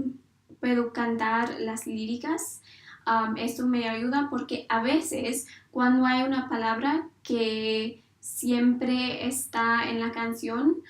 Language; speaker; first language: Spanish; non-native, learner; English